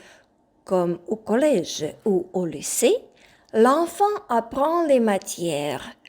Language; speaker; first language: French; non-native, fluent; Ukrainian